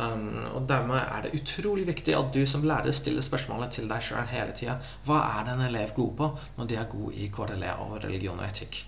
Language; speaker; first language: Norwegian; non-native, fluent; English